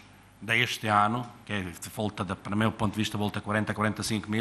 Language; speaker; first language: Portuguese; non-native, fluent; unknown